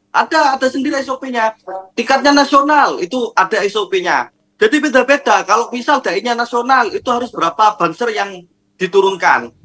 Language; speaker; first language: Indonesian; non-native, local second language; Madurese